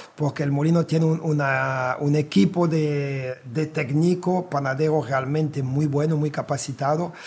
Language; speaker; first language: Spanish; non-native, fluent; French